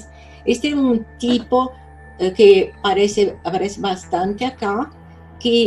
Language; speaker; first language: Spanish; non-native, fluent; Portuguese